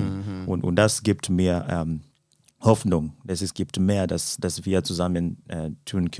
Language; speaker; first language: German; non-native, fluent; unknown